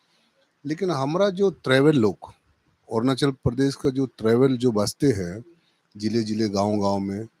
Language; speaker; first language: Hindi; non-native, local second language; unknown